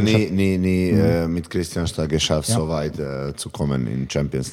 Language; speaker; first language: German; non-native, fluent; Serbian